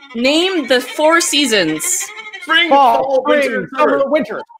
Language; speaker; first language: English; native; English